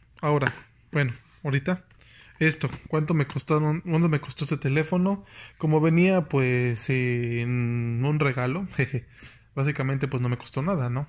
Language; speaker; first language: Spanish; native; Spanish